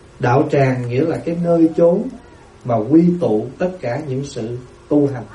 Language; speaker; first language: Vietnamese; native; Vietnamese